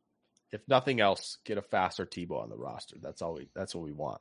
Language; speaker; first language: English; native; English